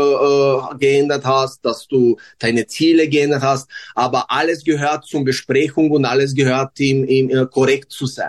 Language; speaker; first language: German; non-native, fluent; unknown